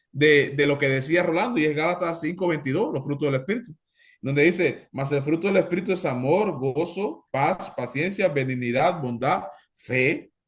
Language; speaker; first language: Spanish; native; Spanish